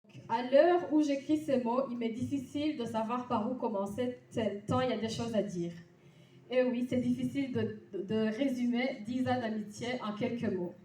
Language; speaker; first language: French; native; French